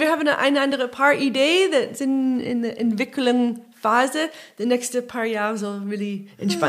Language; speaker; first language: German; non-native, learner; English